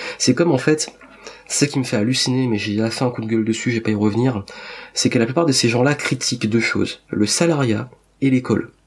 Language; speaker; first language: French; native; French